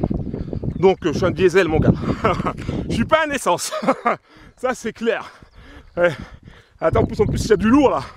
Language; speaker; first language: French; native; French